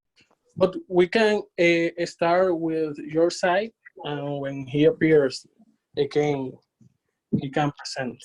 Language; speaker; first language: English; non-native, learner; Spanish